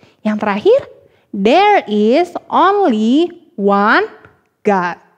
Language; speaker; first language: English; non-native, learner; Indonesian